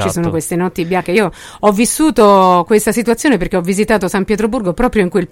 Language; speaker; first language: Italian; native; Italian